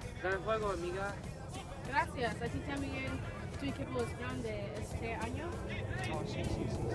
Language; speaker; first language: Spanish; non-native, learner; English